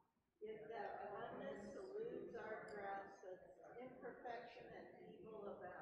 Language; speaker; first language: English; native; English